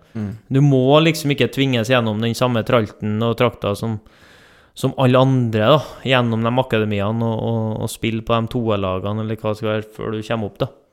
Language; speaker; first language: Norwegian; native; Norwegian